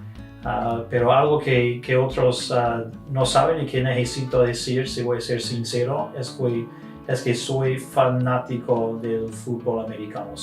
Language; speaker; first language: Spanish; non-native, fluent; English